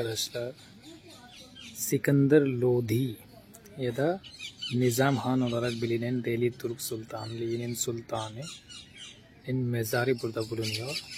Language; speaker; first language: Turkish; non-native, fluent; Hindi